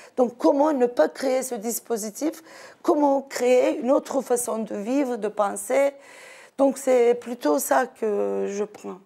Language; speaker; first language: French; non-native, fluent; Turkish